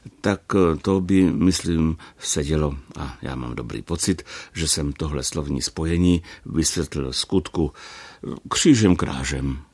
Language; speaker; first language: Czech; native; Czech